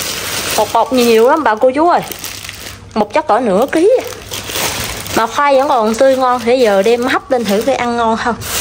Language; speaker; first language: Vietnamese; native; Vietnamese